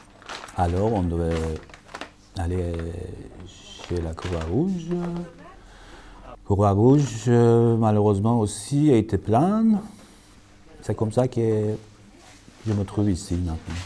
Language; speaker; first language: French; non-native, fluent; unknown